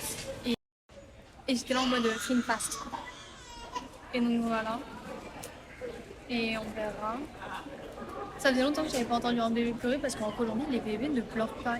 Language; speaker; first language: French; native; French